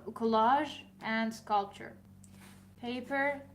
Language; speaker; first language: English; non-native, fluent; Persian